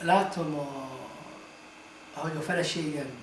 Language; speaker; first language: Hungarian; non-native, fluent; Arabic